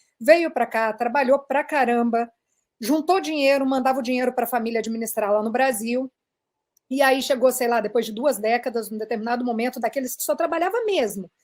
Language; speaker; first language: Portuguese; native; Portuguese